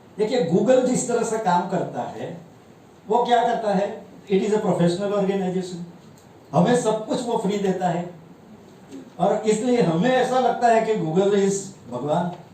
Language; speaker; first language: Hindi; non-native, local second language; Gujarati